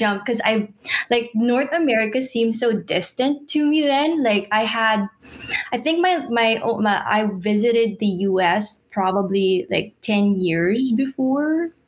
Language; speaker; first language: English; non-native, local second language; Filipino